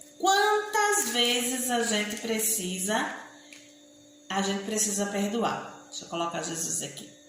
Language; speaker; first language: Portuguese; native; Portuguese